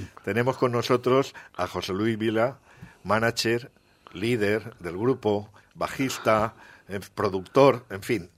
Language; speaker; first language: Spanish; native; Spanish